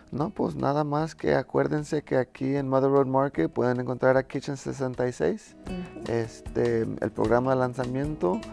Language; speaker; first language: Spanish; early bilingual, heritage; Spanish